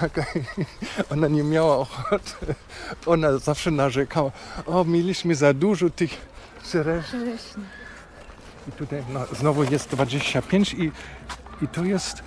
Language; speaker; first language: Polish; non-native, fluent; German